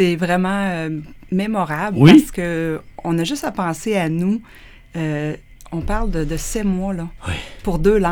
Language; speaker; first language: French; native; French